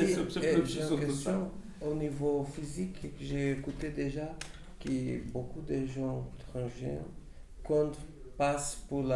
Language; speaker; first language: French; non-native, learner; Portuguese